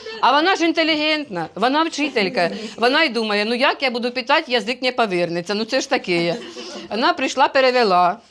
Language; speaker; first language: Ukrainian; native; Ukrainian